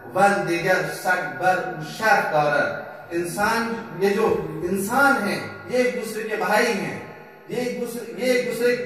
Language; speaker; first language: Urdu; native; Urdu